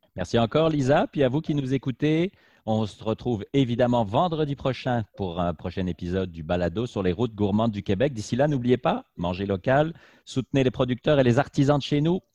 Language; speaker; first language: French; native; French